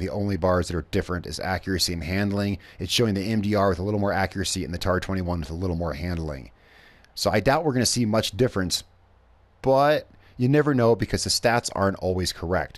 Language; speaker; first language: English; native; English